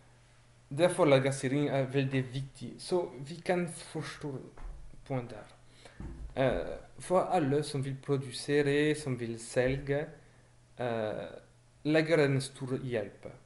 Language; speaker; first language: Norwegian; non-native, learner; French